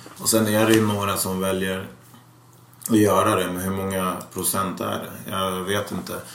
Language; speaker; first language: Swedish; early bilingual, other home language; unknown